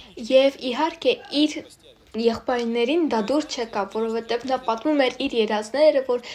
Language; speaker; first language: Armenian; non-native, local second language; Russian